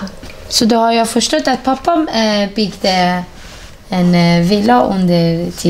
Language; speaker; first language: Swedish; non-native, fluent; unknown